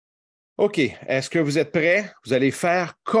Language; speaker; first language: French; native; French